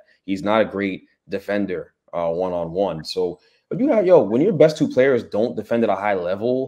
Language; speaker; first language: English; native; English